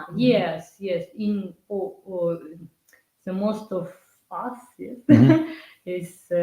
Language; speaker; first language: English; non-native, learner; Russian